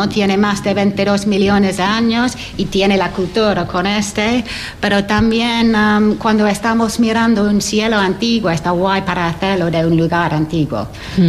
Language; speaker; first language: Spanish; non-native, learner; English